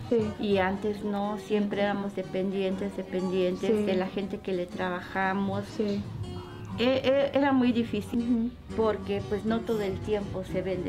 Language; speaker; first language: Spanish; non-native, local second language; Zapotec